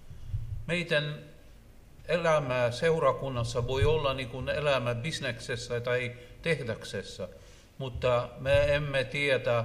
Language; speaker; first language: Finnish; non-native, learner; Russian